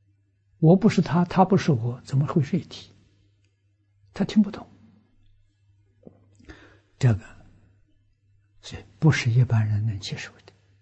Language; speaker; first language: Chinese; native; Chinese